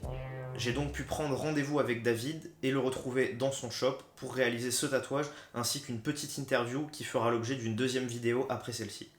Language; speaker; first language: French; native; French